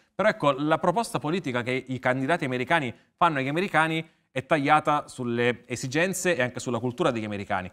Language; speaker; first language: Italian; native; Italian